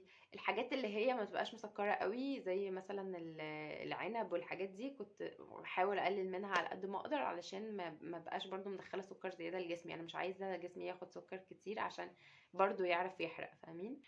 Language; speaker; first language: Arabic; native; Arabic